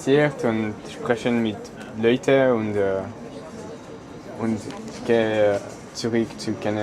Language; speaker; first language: German; non-native, learner; French